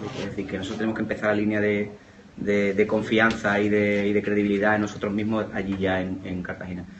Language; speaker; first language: Spanish; native; Spanish